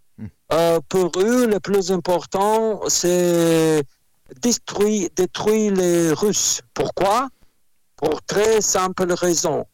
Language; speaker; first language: French; non-native, fluent; Russian